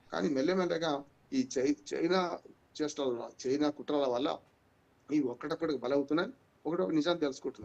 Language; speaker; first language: Telugu; native; Telugu